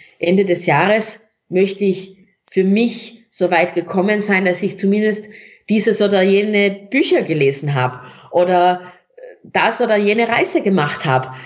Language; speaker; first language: German; native; German